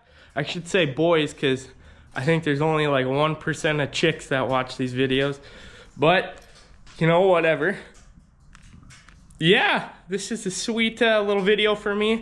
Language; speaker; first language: English; native; English